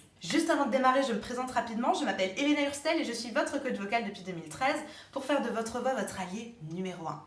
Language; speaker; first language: French; native; French